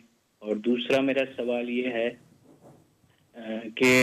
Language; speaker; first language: Urdu; native; Urdu